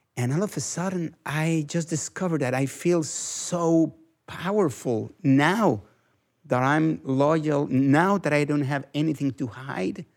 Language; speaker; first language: English; non-native, fluent; Spanish